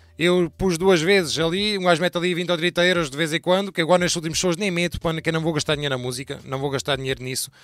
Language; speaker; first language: Portuguese; early bilingual, heritage; Portuguese